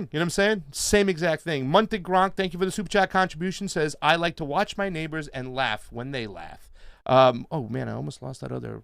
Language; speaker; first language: English; native; English